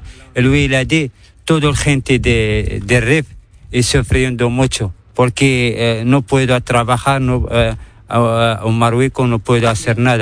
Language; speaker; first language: Spanish; non-native, learner; Arabic